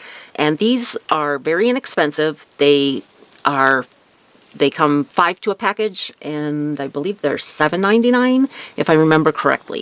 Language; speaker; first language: English; native; English